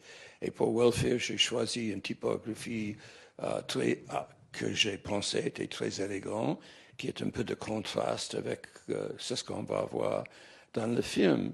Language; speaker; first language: French; non-native, fluent; English